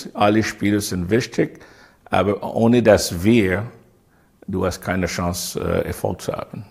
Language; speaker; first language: German; non-native, learner; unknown